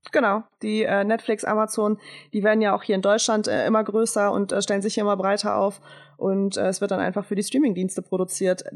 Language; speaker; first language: German; early bilingual, other home language; Turkish